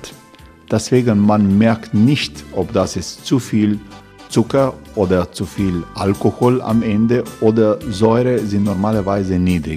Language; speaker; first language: German; non-native, learner; Croatian